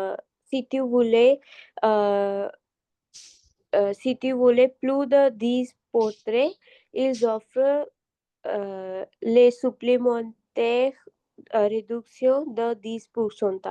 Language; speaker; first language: French; non-native, learner; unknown